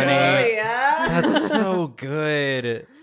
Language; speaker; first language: English; native; English